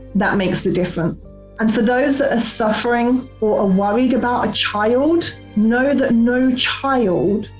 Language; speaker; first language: English; native; English